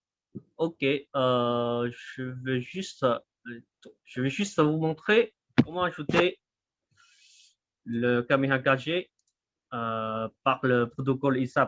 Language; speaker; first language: French; non-native, fluent; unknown